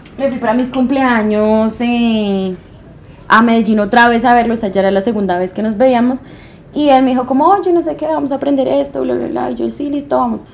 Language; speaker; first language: Spanish; native; Spanish